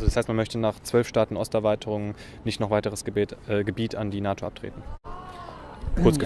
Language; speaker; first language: German; native; German